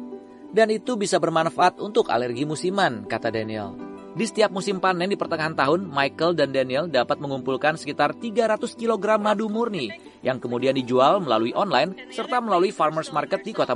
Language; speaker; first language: Indonesian; native; Indonesian